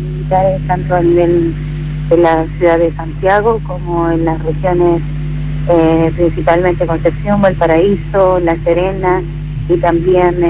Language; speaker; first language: Spanish; native; Spanish